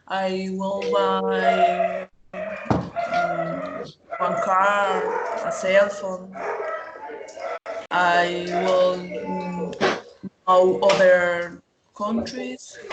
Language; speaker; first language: English; non-native, learner; Spanish